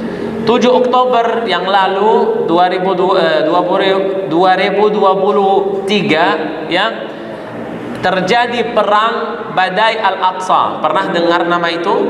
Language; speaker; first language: Indonesian; non-native, fluent; Arabic